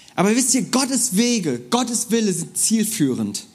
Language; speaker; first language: German; non-native, fluent; Korean